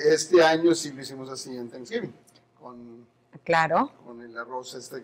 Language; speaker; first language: Spanish; native; Spanish